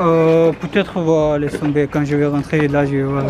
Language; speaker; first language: French; non-native, fluent; Pashto